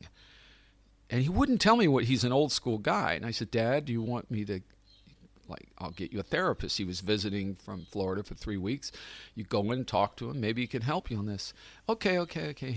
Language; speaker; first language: English; native; English